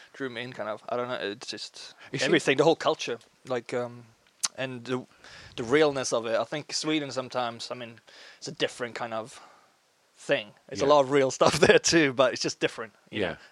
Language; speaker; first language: English; non-native, fluent; Swedish